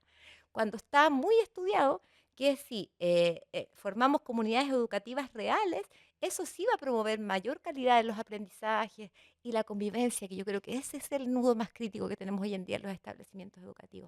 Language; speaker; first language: Spanish; native; Spanish